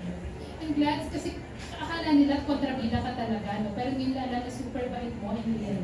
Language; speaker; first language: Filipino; native; Filipino